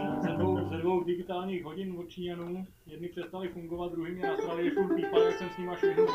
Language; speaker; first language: Czech; native; Czech